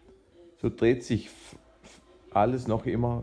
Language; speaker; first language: German; non-native, fluent; Danish